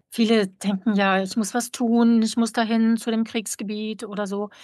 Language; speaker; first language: German; native; German